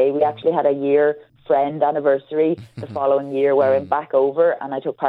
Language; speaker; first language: English; native; English